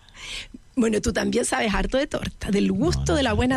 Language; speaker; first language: Spanish; native; Spanish